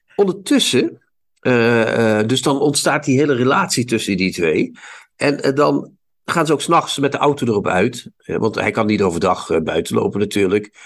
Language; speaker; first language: Dutch; native; Dutch